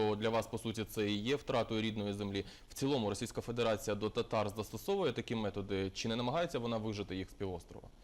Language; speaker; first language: Ukrainian; native; Ukrainian